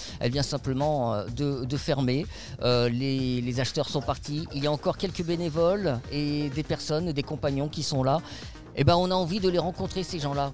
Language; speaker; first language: French; native; French